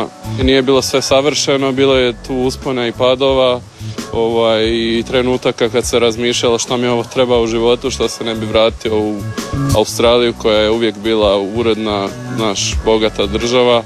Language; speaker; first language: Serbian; early bilingual, heritage; Croatian